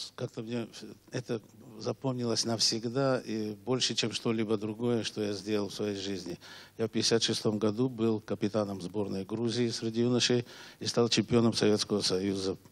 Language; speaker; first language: Russian; non-native, local second language; Georgian